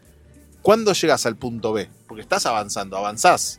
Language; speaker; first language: Spanish; native; Spanish